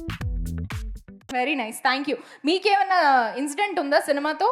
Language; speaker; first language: Telugu; native; Telugu